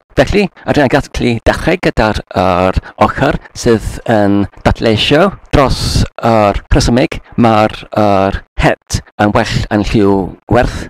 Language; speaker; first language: Welsh; non-native, learner; English